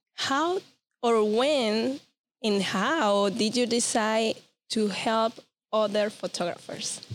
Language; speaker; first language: English; non-native, learner; Spanish